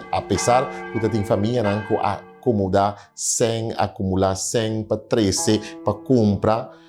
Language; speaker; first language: Portuguese; early bilingual, heritage; Portuguese